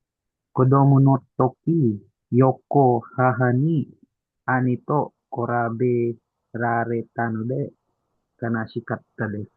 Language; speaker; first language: Japanese; non-native, learner; Filipino